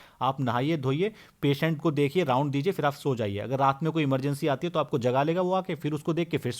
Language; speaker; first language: Hindi; native; Hindi